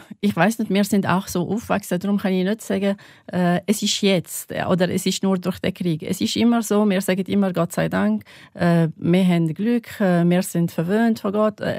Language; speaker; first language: German; non-native, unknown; Arabic